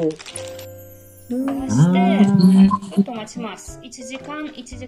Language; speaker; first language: Japanese; non-native, fluent; Russian